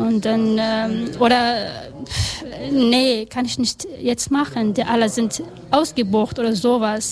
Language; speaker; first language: German; non-native, learner; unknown